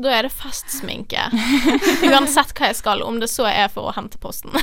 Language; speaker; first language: Norwegian; native; Norwegian